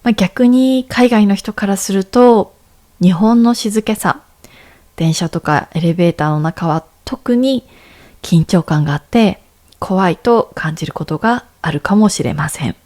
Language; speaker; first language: Japanese; native; Japanese